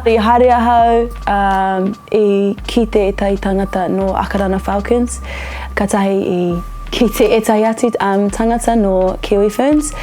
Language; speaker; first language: Māori; non-native, local second language; English